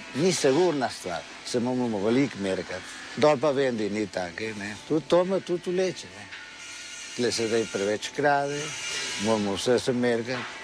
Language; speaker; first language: Slovenian; early bilingual, heritage; Spanish